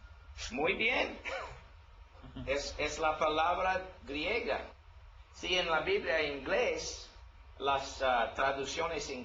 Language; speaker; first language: Spanish; non-native, learner; English